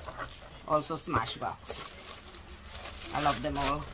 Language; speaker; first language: English; native; English